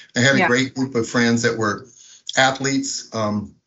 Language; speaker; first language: English; native; English